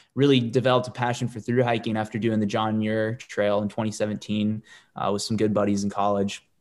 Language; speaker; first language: English; native; English